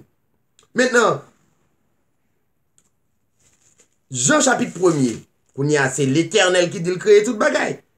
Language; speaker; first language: French; non-native, local second language; Haitian Creole